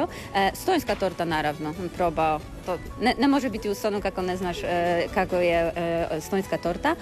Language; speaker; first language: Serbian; non-native, learner; Polish